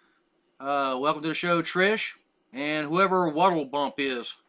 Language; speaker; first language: English; native; English